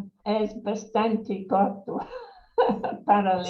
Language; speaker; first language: Spanish; non-native, learner; English